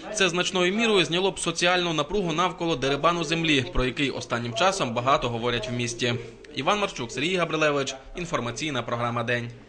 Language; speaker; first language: Ukrainian; native; Ukrainian